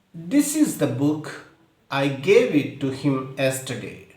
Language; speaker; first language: English; non-native, local second language; Telugu